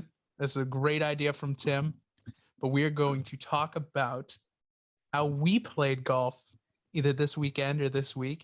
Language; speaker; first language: English; native; English